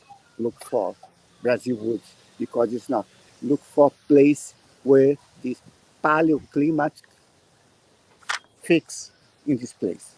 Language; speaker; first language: English; non-native, learner; Portuguese